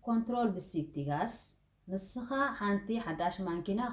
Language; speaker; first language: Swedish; non-native, fluent; Tigrinya